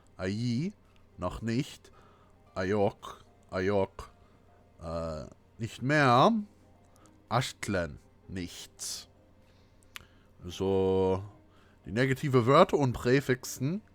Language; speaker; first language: German; non-native, fluent; English